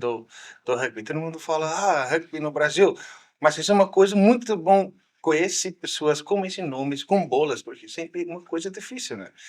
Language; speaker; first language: Portuguese; non-native, learner; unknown